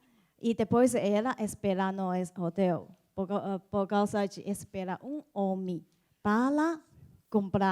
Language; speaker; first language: Portuguese; non-native, learner; Chinese